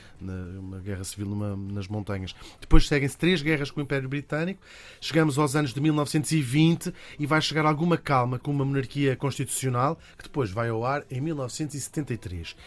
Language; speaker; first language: Portuguese; native; Portuguese